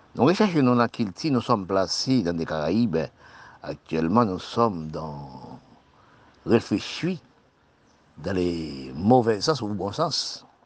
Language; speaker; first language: French; non-native, local second language; Haitian Creole